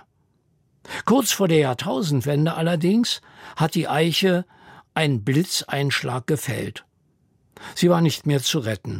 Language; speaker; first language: German; native; German